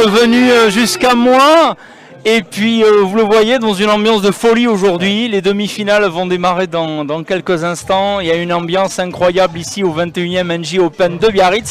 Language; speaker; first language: French; native; French